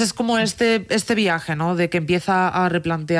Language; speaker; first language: Spanish; native; Spanish